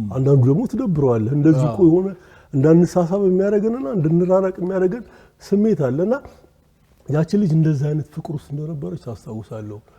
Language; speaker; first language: Amharic; native; Amharic